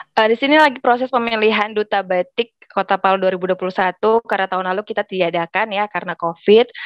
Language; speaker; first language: Indonesian; native; Indonesian